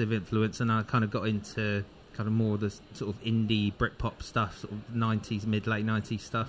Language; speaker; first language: English; native; English